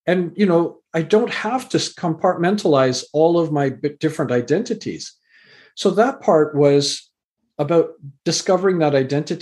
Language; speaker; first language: English; native; English